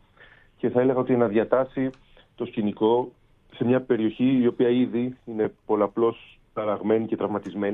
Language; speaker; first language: Greek; native; Greek